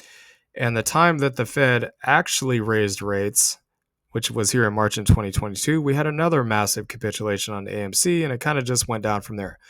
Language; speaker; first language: English; native; English